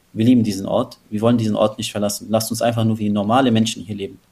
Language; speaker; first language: German; native; German